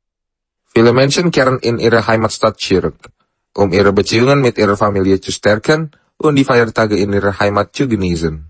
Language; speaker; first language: German; non-native, fluent; Indonesian